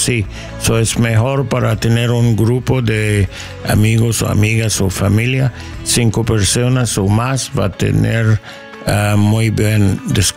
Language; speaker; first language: Spanish; non-native, learner; English